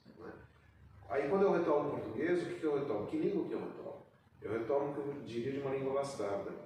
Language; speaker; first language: Portuguese; native; Portuguese